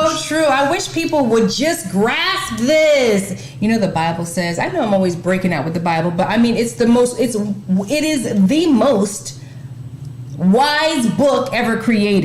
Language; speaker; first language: English; native; English